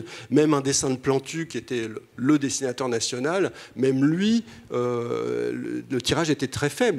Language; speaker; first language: French; native; French